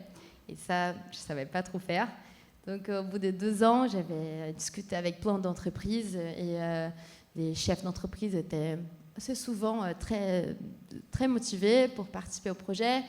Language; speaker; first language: French; non-native, fluent; Portuguese